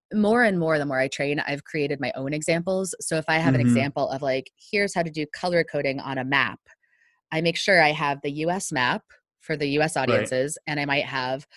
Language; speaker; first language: English; native; English